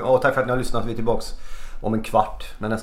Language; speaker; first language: Swedish; native; Swedish